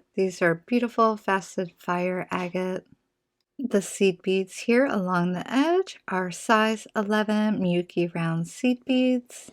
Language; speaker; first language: English; native; English